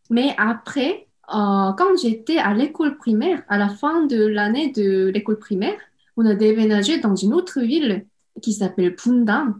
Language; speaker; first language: French; non-native, fluent; Korean